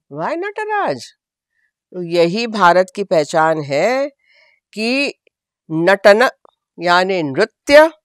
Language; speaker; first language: Hindi; non-native, local second language; Gujarati